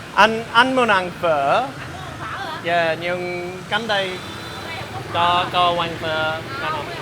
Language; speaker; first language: Vietnamese; non-native, learner; English